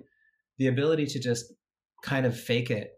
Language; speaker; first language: English; native; English